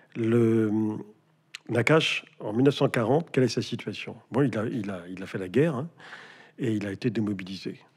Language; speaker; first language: French; native; French